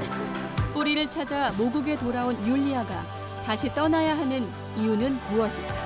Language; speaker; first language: Korean; native; Korean